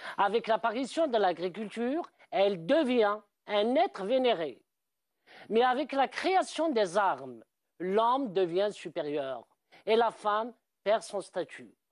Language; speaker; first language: French; non-native, local second language; Arabic